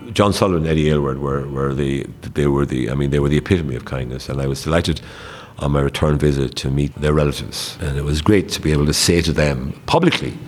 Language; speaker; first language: English; native; English